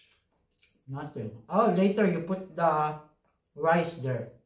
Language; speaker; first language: English; non-native, learner; Filipino